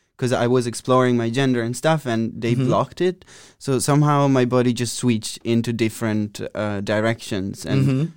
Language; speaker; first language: English; non-native, fluent; Italian